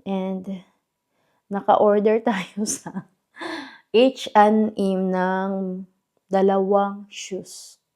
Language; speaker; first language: Filipino; non-native, local second language; Cebuano